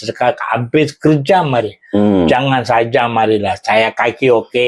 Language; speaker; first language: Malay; non-native, local second language; Tamil